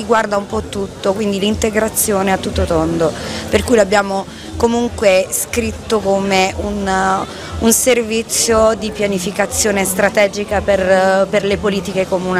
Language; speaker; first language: Italian; native; Italian